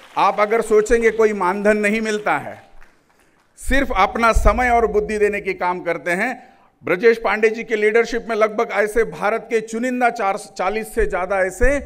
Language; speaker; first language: Hindi; non-native, local second language; Marathi